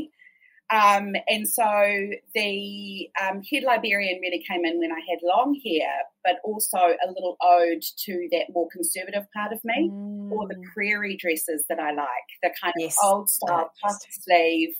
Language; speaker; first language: English; native; English